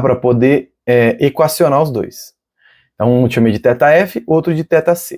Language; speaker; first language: Portuguese; native; Portuguese